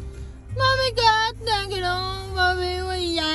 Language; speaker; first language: Japanese; non-native, learner; Vietnamese